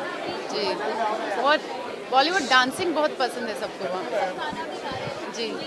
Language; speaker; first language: Hindi; non-native, local second language; French